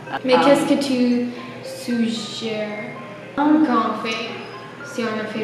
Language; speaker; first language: French; non-native, learner; English